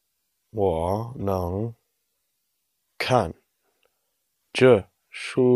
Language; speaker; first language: Chinese; non-native, learner; English